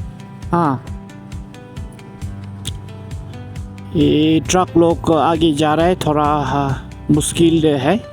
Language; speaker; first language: Hindi; non-native, fluent; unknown